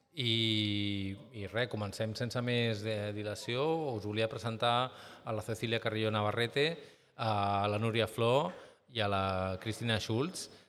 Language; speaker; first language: Catalan; native; Catalan